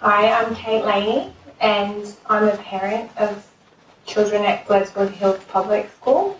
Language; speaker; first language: English; native; English